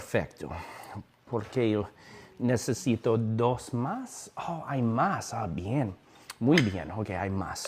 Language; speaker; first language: Spanish; non-native, learner; English